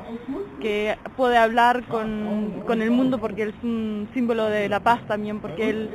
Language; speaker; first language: Spanish; non-native, learner; German